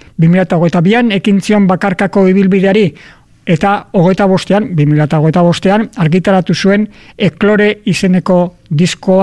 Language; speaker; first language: Basque; native; Basque